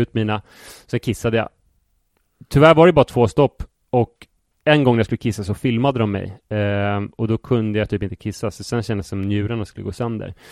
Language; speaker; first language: Swedish; native; Swedish